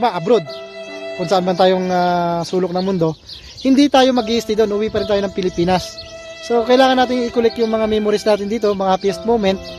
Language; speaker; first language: Filipino; native; Filipino